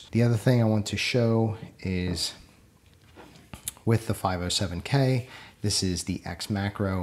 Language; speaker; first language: English; native; English